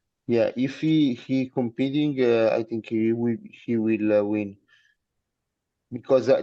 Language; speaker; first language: English; non-native, learner; Italian